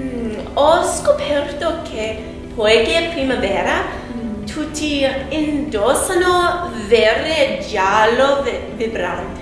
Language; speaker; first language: Italian; non-native, learner; English